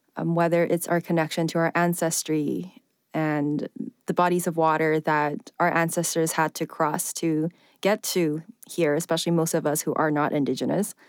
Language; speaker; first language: English; early bilingual, other home language; Chinese